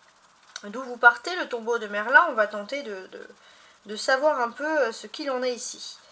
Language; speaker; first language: French; native; French